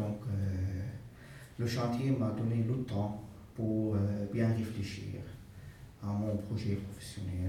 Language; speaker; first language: French; non-native, fluent; Arabic